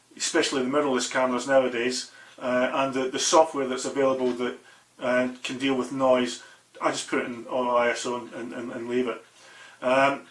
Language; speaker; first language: English; native; English